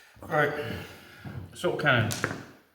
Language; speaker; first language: English; native; English